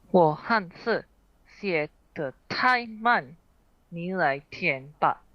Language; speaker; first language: Chinese; non-native, learner; Indonesian